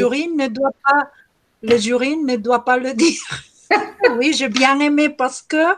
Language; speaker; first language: French; non-native, fluent; Spanish